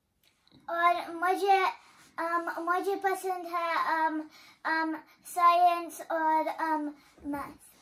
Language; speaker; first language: Hindi; early bilingual, heritage; Hindi